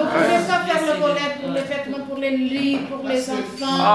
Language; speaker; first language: French; non-native, fluent; Portuguese